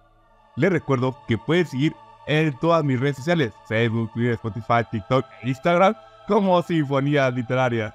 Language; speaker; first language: Spanish; native; Spanish